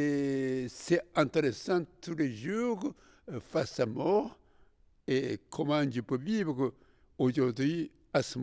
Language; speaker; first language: French; non-native, fluent; Japanese